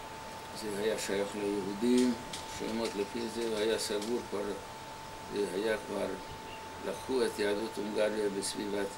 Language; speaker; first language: Hebrew; non-native, fluent; Hungarian